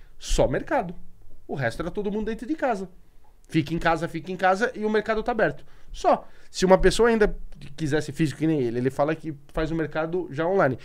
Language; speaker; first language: Portuguese; native; Portuguese